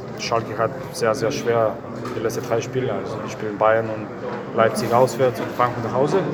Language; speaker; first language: German; non-native, fluent; Croatian